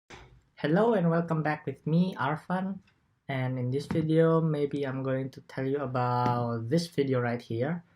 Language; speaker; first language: English; non-native, learner; Indonesian